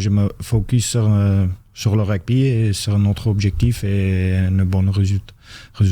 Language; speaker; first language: French; non-native, fluent; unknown